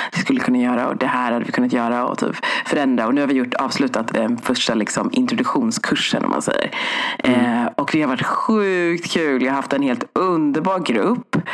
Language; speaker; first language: Swedish; early bilingual, other home language; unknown